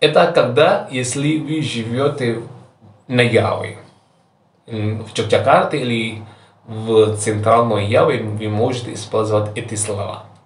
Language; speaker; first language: Russian; non-native, learner; Javanese